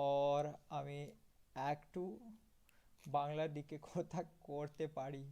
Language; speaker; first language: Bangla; non-native, learner; Hindi